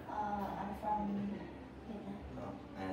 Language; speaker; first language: English; non-native, learner; Vietnamese